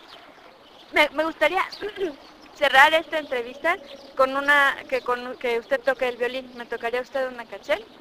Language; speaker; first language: Spanish; native; Spanish